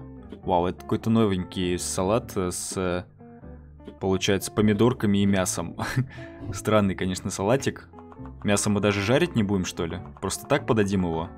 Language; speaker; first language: Russian; native; Russian